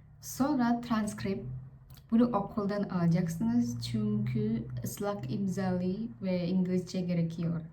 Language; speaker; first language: Turkish; non-native, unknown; Vietnamese